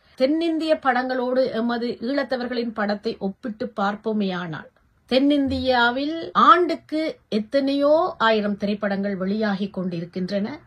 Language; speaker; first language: Tamil; native; Tamil